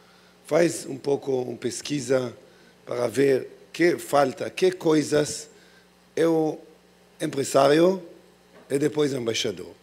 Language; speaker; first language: Portuguese; non-native, learner; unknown